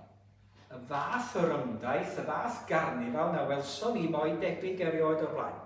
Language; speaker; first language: Welsh; native; Welsh